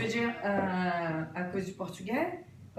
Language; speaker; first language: French; non-native, fluent; Portuguese